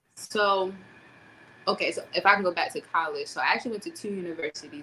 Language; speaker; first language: English; native; English